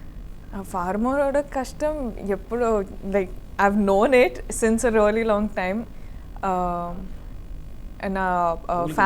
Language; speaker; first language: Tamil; non-native, learner; Kannada